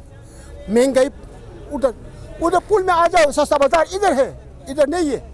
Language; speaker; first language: Hindi; non-native, local second language; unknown